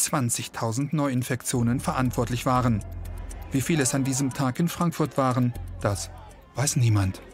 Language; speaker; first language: German; native; German